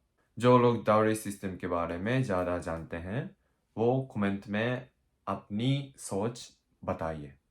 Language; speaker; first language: Hindi; non-native, learner; Japanese